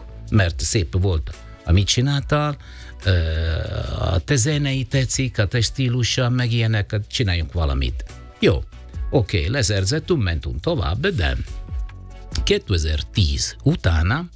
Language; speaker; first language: Hungarian; non-native, fluent; Italian